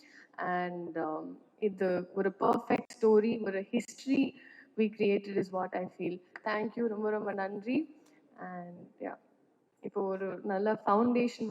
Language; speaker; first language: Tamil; non-native, learner; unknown